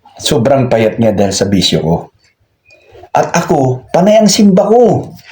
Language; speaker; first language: Filipino; non-native, local second language; Cebuano